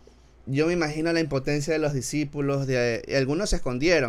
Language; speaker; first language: Spanish; native; Spanish